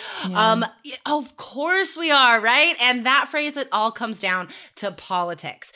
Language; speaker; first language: English; native; English